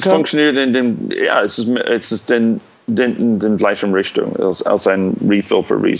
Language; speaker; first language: German; non-native, fluent; English